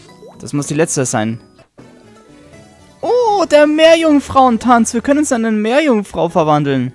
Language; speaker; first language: German; native; German